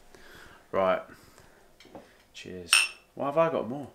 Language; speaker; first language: English; native; English